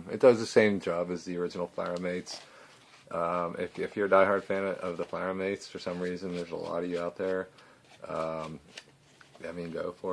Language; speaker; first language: English; native; English